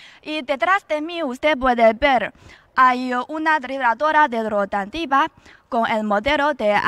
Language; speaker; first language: Spanish; non-native, learner; Chinese